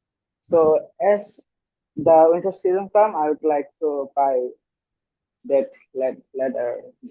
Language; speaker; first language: English; non-native, learner; Bangla